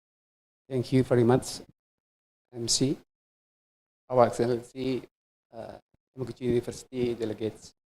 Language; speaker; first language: English; non-native, fluent; Indonesian